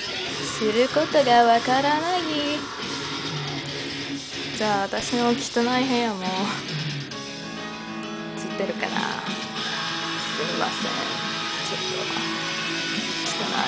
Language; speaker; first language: Japanese; non-native, learner; English